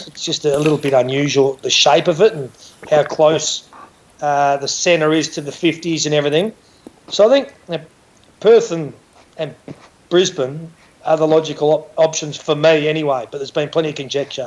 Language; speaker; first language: English; native; English